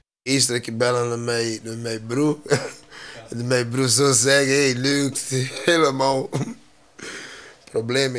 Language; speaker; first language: Dutch; non-native, learner; Portuguese